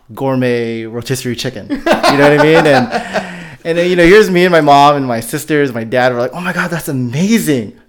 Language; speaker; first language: English; early bilingual, other home language; Filipino